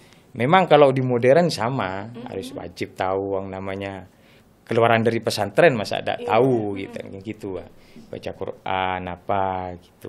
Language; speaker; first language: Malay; non-native, local second language; Madurese